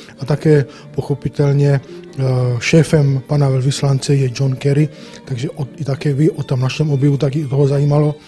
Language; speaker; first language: Czech; native; Czech